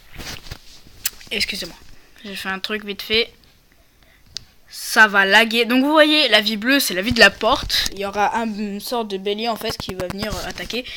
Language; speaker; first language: French; native; French